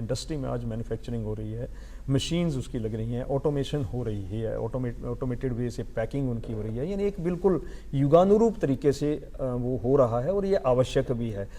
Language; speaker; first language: Hindi; native; Hindi